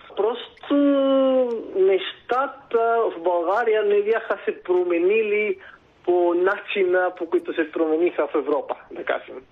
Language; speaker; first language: Bulgarian; non-native, fluent; Spanish